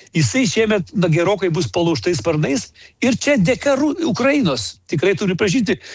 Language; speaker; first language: Lithuanian; native; Lithuanian